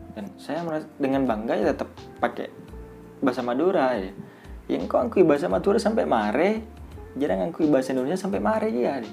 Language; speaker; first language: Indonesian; non-native, local second language; Madurese